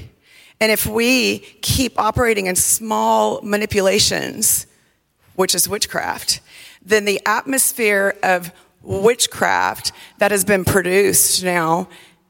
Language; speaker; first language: English; native; English